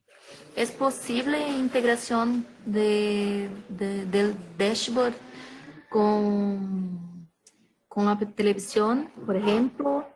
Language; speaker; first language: Spanish; non-native, learner; Portuguese